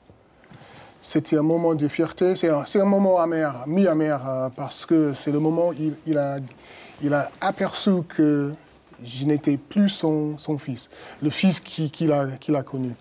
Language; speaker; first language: French; non-native, fluent; English